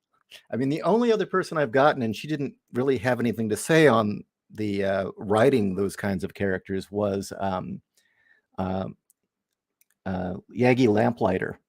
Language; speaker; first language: English; native; English